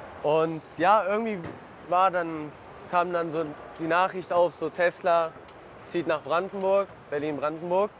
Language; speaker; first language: German; native; German